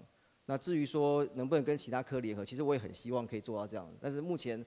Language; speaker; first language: Chinese; native; Chinese